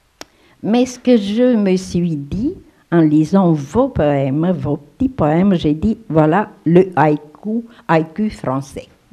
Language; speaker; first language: French; non-native, fluent; Romanian